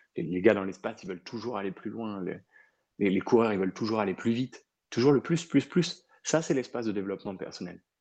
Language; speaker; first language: French; early bilingual, other home language; Arabic